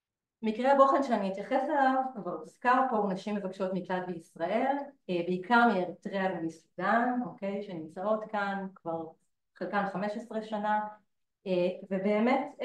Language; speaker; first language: Hebrew; native; Hebrew